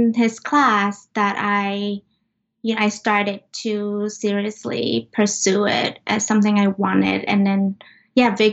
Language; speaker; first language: English; non-native, fluent; Vietnamese